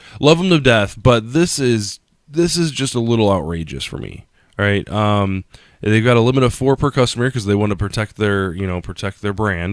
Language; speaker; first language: English; native; English